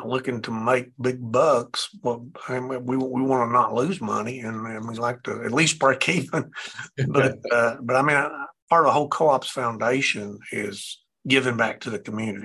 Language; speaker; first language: English; native; English